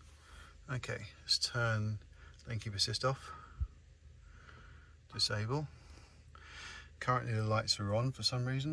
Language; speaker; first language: English; native; English